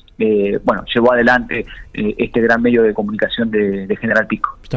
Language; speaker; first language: Spanish; native; Spanish